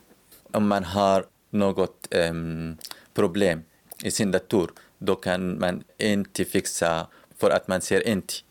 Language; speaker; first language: Swedish; non-native, learner; Arabic